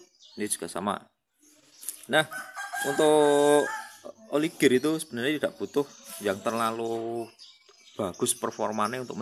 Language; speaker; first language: Indonesian; native; Indonesian